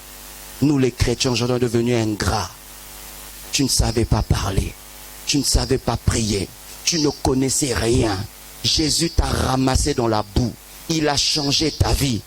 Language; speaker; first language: French; non-native, local second language; Lingala